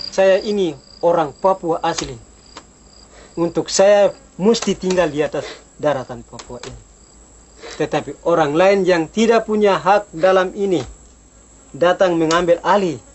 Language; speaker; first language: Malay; non-native, local second language; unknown